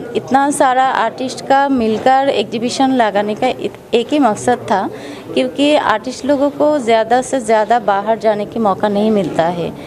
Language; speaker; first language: Hindi; non-native, local second language; Bangla